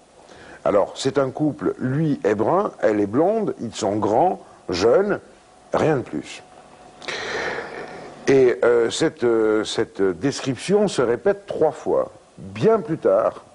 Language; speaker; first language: French; native; French